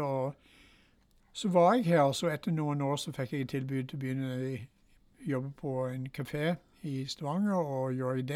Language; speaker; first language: Norwegian; non-native, fluent; English